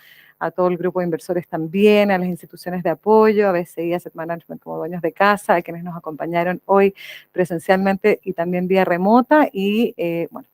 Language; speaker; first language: Spanish; native; Spanish